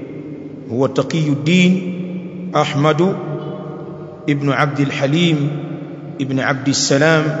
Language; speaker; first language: Arabic; non-native, fluent; Swahili